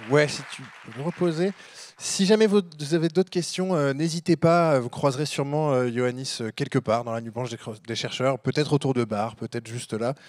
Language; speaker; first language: French; native; French